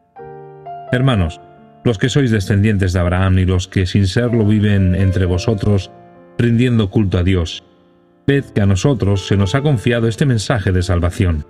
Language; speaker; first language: Spanish; native; Spanish